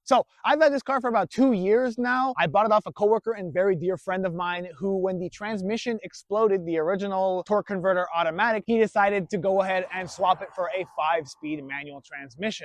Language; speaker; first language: English; native; English